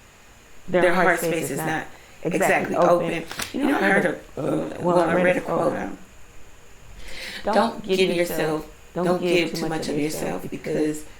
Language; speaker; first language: English; native; English